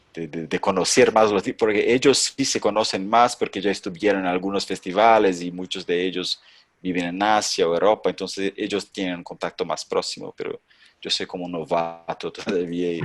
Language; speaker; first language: Spanish; non-native, fluent; Portuguese